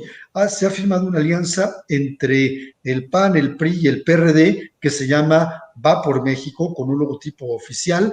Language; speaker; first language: Spanish; native; Spanish